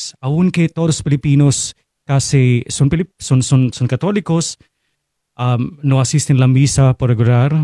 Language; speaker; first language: Spanish; non-native, fluent; Filipino